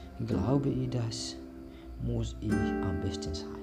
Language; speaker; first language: German; non-native, learner; Indonesian